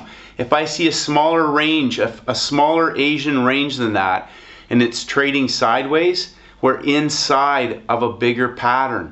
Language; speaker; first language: English; native; English